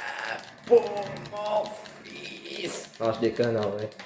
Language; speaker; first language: French; native; French